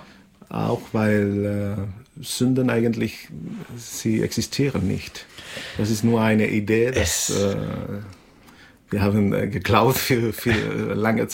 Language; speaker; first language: German; non-native, fluent; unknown